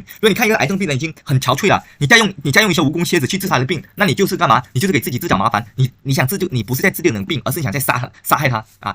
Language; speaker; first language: Chinese; native; Chinese